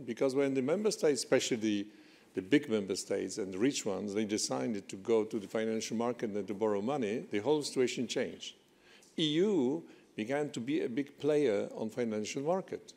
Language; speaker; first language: English; non-native, fluent; Polish